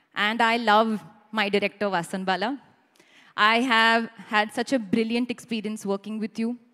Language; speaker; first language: English; non-native, local second language; Hindi